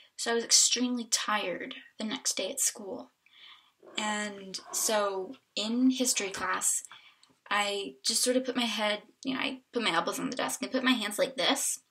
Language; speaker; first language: English; native; English